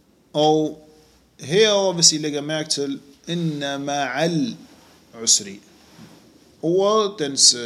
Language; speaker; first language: Danish; non-native, fluent; Arabic